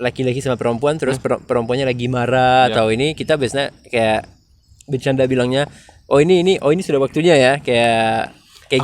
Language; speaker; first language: Indonesian; non-native, fluent; French